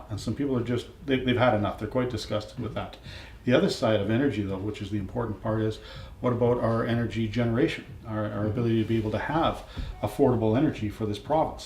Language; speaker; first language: English; native; English